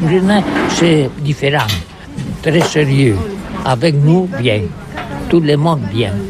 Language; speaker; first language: French; non-native, learner; Catalan